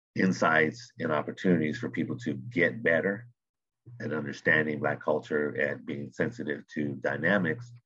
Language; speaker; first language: English; native; English